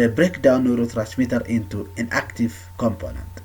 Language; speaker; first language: English; non-native, local second language; Amharic